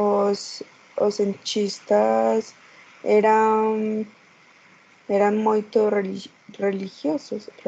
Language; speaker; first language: Portuguese; non-native, learner; Spanish